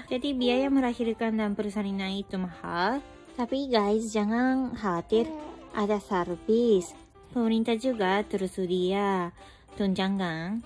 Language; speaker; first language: Indonesian; non-native, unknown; Japanese